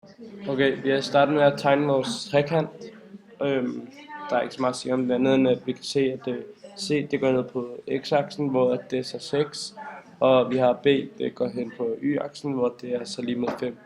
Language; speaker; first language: Danish; native; Danish